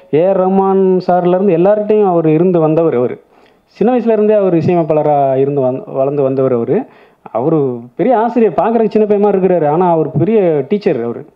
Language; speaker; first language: Tamil; native; Tamil